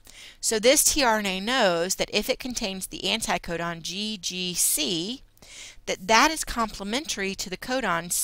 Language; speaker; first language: English; native; English